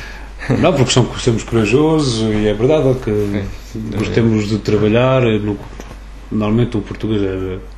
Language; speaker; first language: Portuguese; early bilingual, other home language; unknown